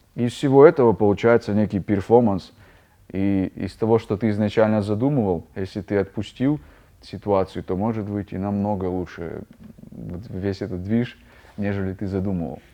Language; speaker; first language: Russian; native; Russian